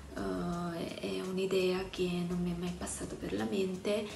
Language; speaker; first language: Italian; early bilingual, other home language; Filipino